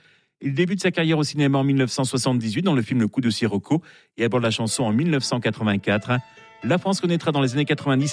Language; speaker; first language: French; native; French